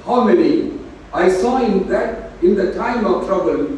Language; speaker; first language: English; non-native, local second language; Tamil